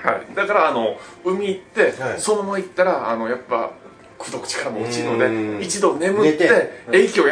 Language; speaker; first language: Japanese; native; Japanese